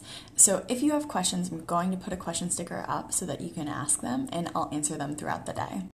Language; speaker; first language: English; native; English